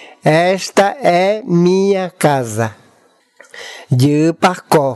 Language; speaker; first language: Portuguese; non-native, local second language; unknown